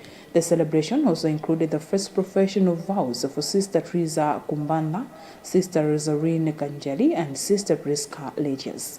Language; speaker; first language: English; non-native, local second language; Nyanja